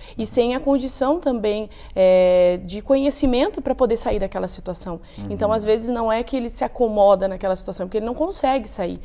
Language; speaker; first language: Portuguese; native; Portuguese